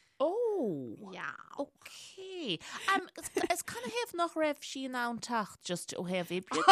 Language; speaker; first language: Irish; native; Irish